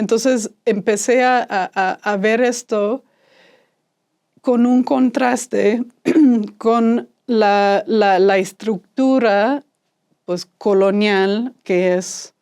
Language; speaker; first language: Spanish; non-native, fluent; English